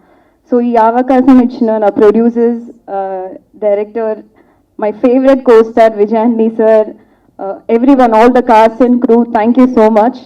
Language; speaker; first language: Telugu; non-native, learner; Tamil